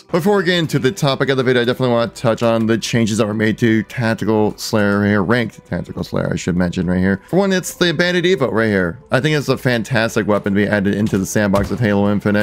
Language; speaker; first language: English; native; English